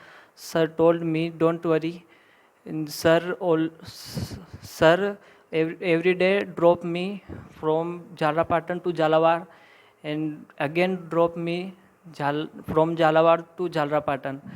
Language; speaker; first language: English; non-native, learner; Hindi